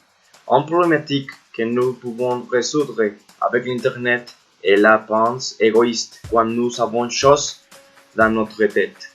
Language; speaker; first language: French; non-native, learner; Spanish